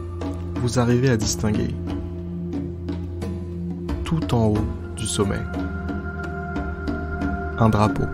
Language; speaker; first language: French; native; French